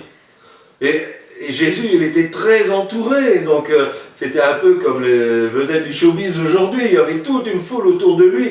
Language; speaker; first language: French; native; French